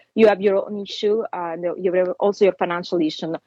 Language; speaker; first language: English; non-native, fluent; Italian